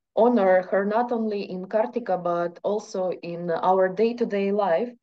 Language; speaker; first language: English; non-native, fluent; Russian